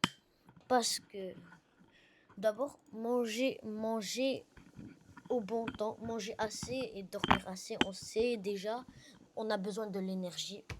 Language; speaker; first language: French; non-native, learner; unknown